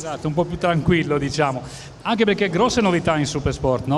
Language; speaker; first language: Italian; native; Italian